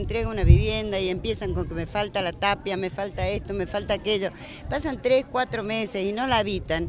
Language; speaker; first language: Spanish; native; Spanish